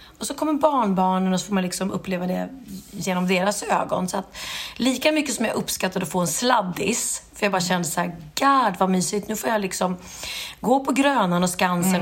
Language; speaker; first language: Swedish; native; Swedish